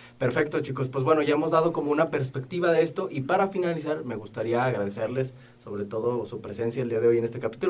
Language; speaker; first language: Spanish; native; Spanish